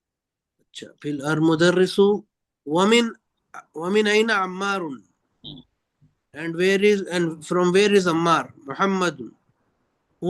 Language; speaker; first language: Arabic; non-native, learner; Urdu